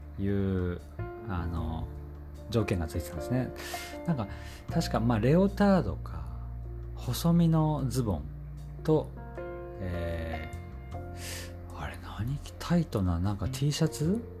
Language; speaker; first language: Japanese; native; Japanese